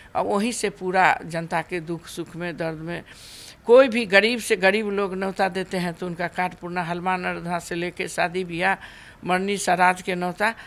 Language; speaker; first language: Hindi; native; Hindi